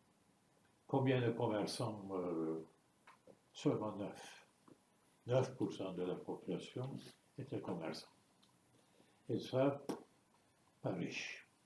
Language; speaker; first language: French; non-native, fluent; Turkish